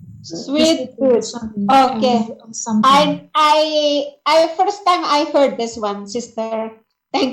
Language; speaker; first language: English; non-native, learner; Indonesian